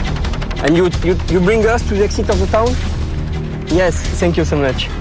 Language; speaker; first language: English; non-native, learner; French